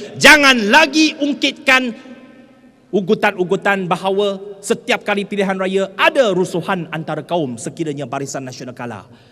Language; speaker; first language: Malay; non-native, local second language; Chinese